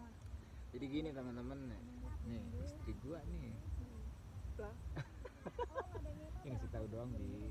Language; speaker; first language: Indonesian; native; Indonesian